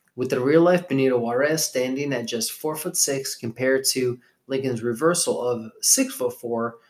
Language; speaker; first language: English; native; English